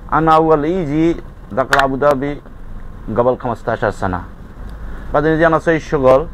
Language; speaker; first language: Arabic; non-native, learner; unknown